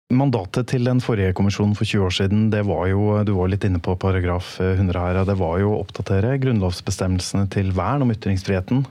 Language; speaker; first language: Norwegian; native; Norwegian